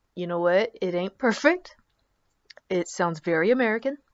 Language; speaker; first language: English; native; English